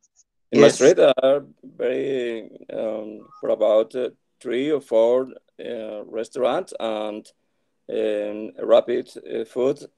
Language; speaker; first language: English; non-native, learner; Spanish